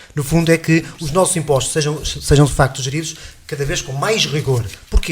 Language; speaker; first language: Portuguese; native; Portuguese